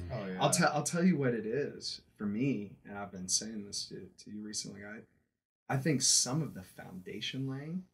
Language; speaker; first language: English; native; English